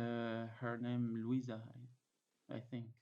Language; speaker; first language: English; non-native, fluent; Arabic